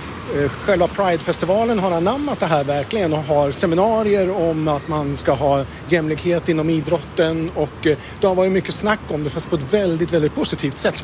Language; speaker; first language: Swedish; native; Swedish